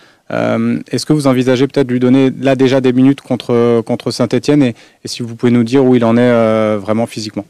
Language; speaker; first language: French; native; French